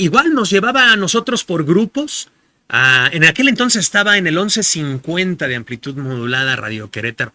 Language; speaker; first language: Spanish; native; Spanish